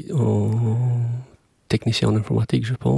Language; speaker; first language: French; non-native, fluent; Albanian